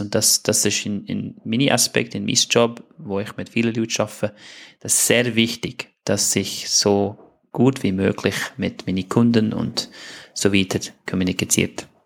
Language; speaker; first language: German; non-native, fluent; English